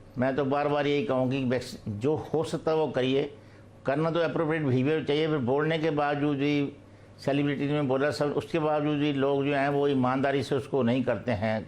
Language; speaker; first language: Hindi; native; Hindi